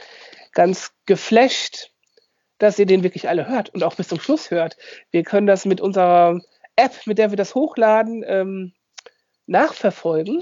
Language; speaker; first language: German; native; German